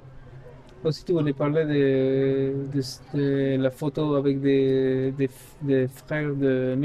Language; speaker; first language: French; non-native, fluent; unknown